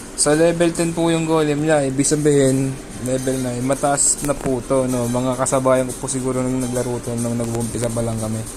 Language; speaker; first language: Filipino; native; Filipino